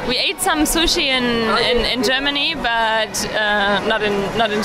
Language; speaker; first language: English; non-native, fluent; German